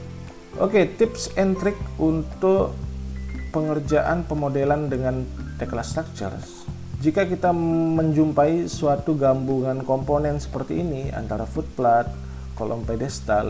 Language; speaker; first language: Indonesian; native; Indonesian